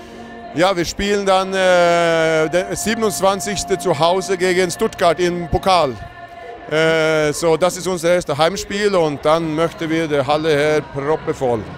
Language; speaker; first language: German; non-native, fluent; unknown